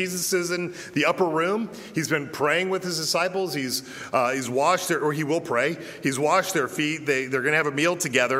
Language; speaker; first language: English; native; English